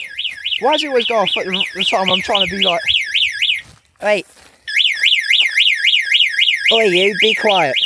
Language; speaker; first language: English; native; English